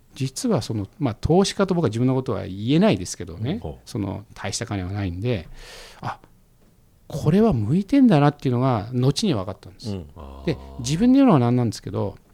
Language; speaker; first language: Japanese; native; Japanese